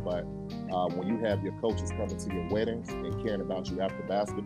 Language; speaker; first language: English; native; English